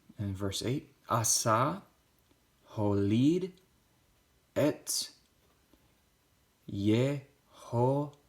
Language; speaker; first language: Hebrew; non-native, learner; English